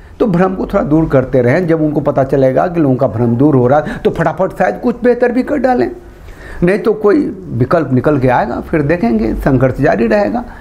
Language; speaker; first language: Hindi; native; Hindi